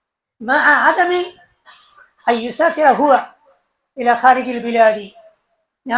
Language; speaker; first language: Arabic; non-native, fluent; Bangla